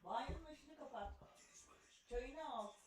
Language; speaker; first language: Turkish; native; Turkish